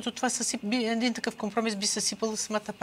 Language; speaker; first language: Bulgarian; native; Bulgarian